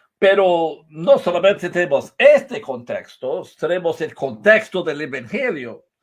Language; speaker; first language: Spanish; non-native, fluent; English